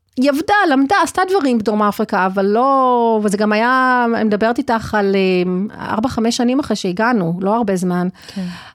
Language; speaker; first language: Hebrew; early bilingual, other home language; English